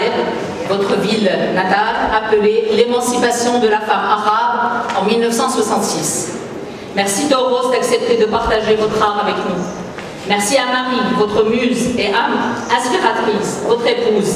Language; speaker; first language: French; non-native, fluent; Arabic